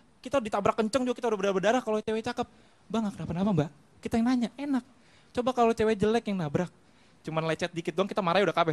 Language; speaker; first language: Indonesian; native; Indonesian